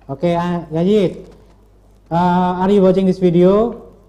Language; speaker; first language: English; non-native, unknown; Indonesian